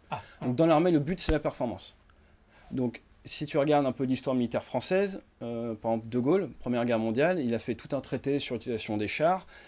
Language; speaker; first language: French; native; French